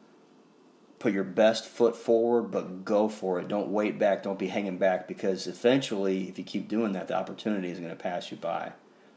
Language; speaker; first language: English; native; English